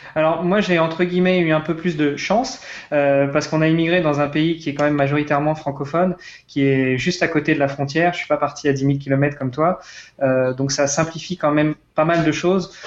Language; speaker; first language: French; native; French